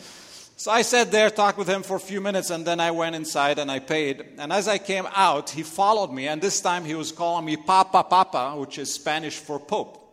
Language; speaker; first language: English; non-native, fluent; Arabic